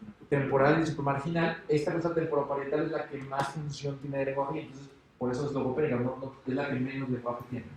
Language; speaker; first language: Spanish; native; Spanish